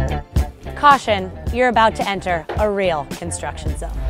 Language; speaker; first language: English; native; English